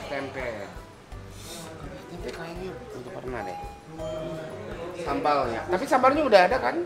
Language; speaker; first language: Indonesian; non-native, fluent; Japanese